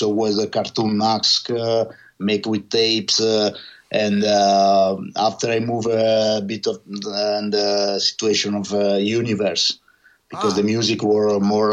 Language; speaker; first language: English; non-native, learner; Italian